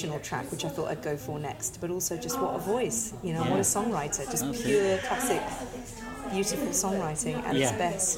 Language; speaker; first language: English; native; English